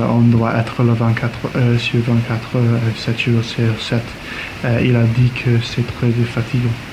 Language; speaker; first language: French; non-native, learner; English